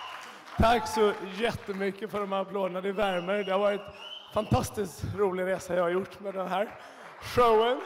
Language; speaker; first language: Swedish; native; Swedish